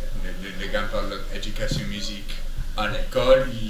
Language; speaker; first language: French; non-native, learner; English